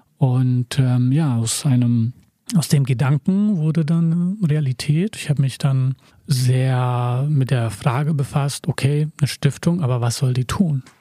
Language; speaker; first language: German; early bilingual, other home language; Serbian